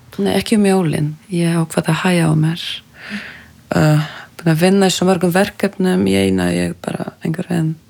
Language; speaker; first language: Icelandic; non-native, fluent; French